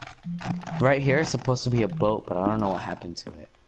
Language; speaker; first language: English; native; English